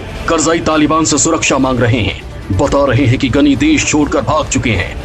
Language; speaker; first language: Hindi; native; Hindi